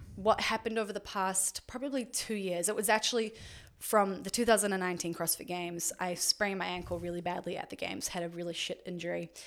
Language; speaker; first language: English; native; English